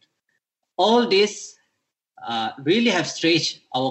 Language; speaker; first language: English; non-native, local second language; Malay